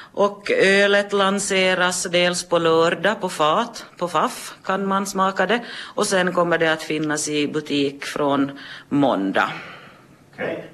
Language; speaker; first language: Swedish; native; Swedish